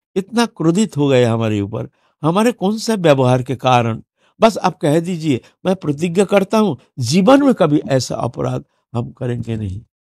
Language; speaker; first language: Hindi; non-native, local second language; Bangla